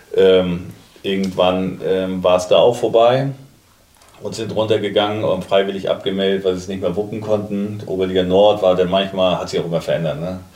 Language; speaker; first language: German; native; German